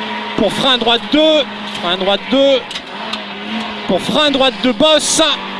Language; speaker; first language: French; native; French